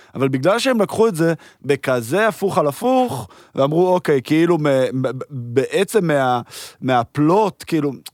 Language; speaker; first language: Hebrew; early bilingual, heritage; Hebrew